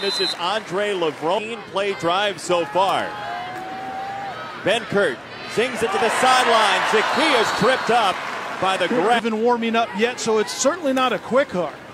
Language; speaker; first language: English; native; English